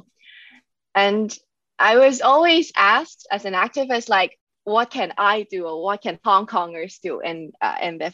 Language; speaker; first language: English; non-native, local second language; Cantonese